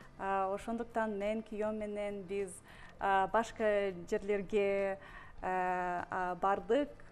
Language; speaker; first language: Kyrgyz; non-native, learner; English